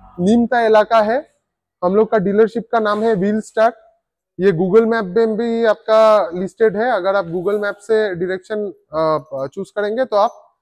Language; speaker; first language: Hindi; non-native, local second language; Bangla